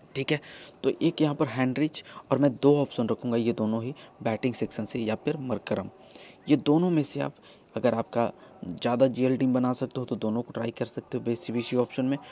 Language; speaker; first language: Hindi; native; Hindi